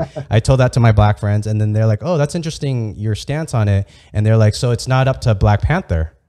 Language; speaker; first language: English; native; English